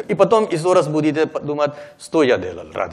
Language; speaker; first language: Russian; non-native, learner; Hindi